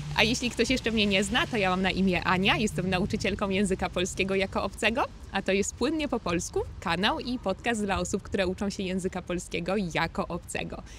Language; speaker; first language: Polish; native; Polish